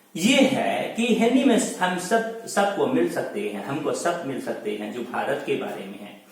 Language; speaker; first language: Hindi; non-native, fluent; Chinese